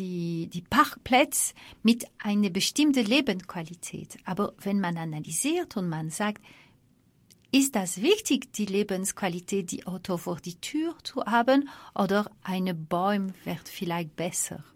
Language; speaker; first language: German; non-native, fluent; French